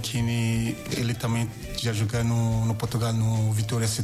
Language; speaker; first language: Portuguese; non-native, learner; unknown